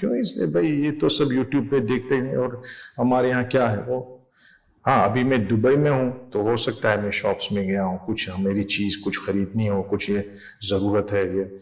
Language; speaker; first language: Urdu; non-native, fluent; English